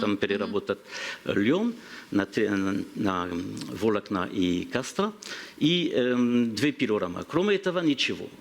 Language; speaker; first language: Russian; non-native, learner; French